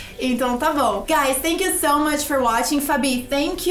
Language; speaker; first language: English; non-native, fluent; Portuguese